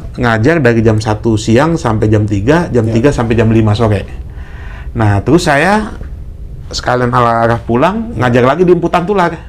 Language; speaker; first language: Indonesian; native; Indonesian